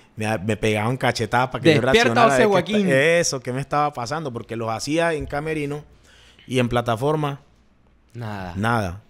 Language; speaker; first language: Spanish; native; Spanish